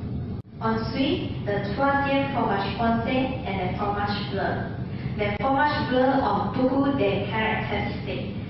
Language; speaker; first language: French; non-native, learner; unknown